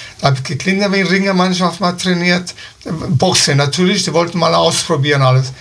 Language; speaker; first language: German; early bilingual, other home language; Italian